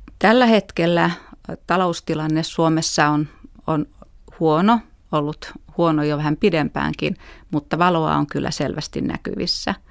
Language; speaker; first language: Finnish; native; Finnish